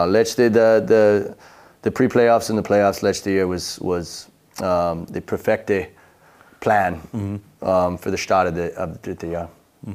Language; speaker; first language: German; non-native, learner; English